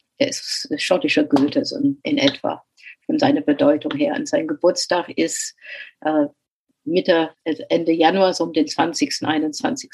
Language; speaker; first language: German; non-native, fluent; English